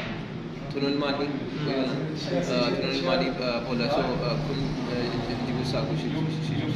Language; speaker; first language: Korean; non-native, learner; Urdu